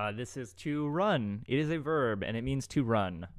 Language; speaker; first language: English; native; English